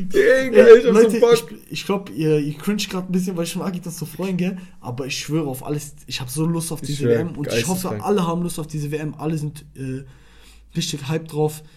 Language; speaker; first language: German; non-native, fluent; Arabic